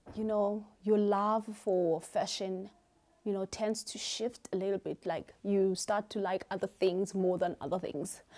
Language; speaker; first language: English; non-native, local second language; Xhosa